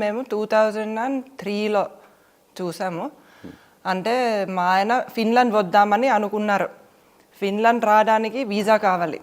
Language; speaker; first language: Telugu; non-native, fluent; Finnish